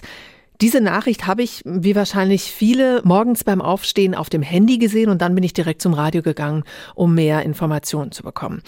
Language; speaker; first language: German; native; German